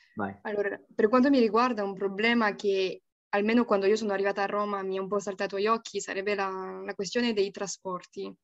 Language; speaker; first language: Italian; non-native, fluent; French